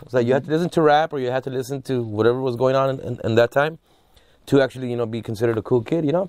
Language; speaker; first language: English; early bilingual, other home language; Spanish